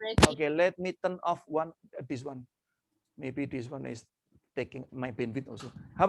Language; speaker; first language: English; non-native, fluent; Indonesian